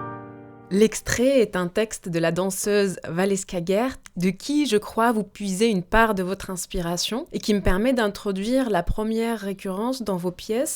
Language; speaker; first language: French; native; French